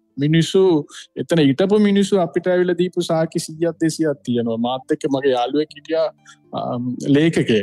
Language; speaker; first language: Sinhala; non-native, local second language; Tamil